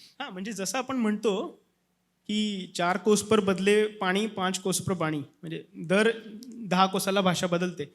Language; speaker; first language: Marathi; native; Marathi